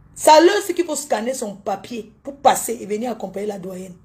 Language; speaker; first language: French; native; French